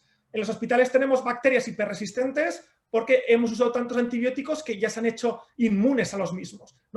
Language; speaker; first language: Spanish; native; Spanish